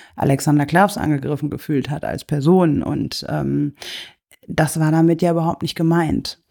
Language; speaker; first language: German; native; German